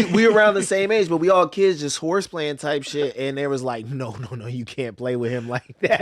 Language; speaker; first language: English; native; English